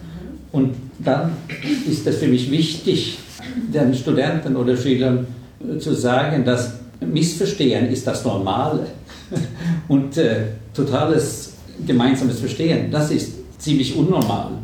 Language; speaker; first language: German; non-native, fluent; Swedish